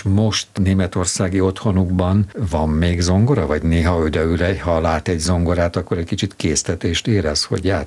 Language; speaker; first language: Hungarian; native; Hungarian